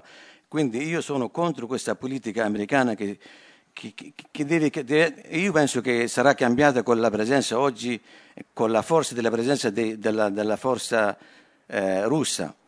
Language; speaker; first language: Italian; non-native, fluent; Arabic